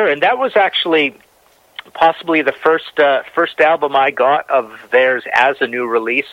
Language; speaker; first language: English; native; English